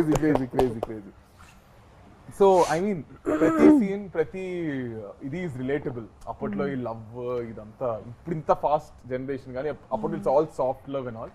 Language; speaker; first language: Telugu; native; Telugu